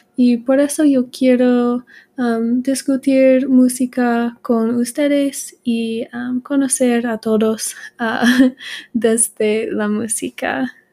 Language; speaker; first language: Spanish; non-native, learner; English